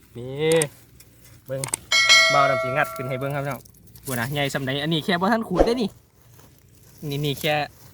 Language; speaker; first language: Thai; native; Thai